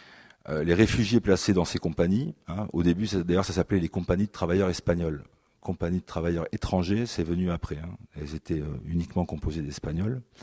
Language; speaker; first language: French; native; French